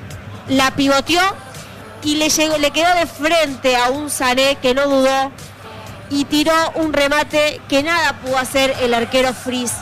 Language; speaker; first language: Spanish; native; Spanish